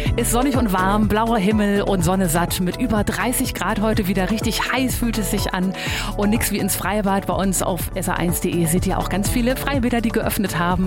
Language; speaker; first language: German; native; German